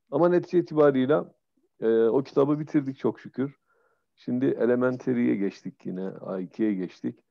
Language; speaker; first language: Turkish; native; Turkish